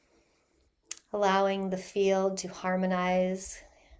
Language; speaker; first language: English; native; English